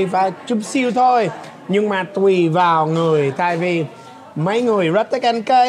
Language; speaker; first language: Vietnamese; non-native, fluent; English